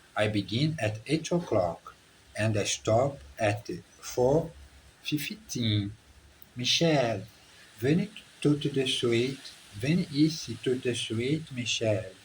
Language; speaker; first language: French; non-native, learner; Portuguese